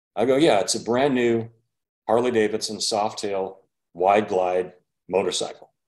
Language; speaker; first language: English; native; English